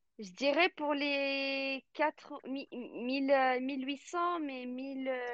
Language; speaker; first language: French; non-native, fluent; Russian